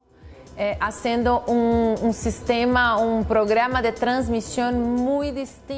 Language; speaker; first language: Spanish; non-native, fluent; Portuguese